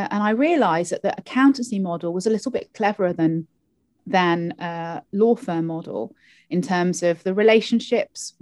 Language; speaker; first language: English; native; English